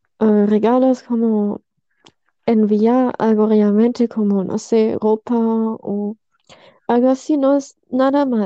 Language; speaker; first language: Spanish; non-native, learner; German